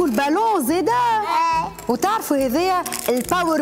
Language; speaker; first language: Arabic; native; Arabic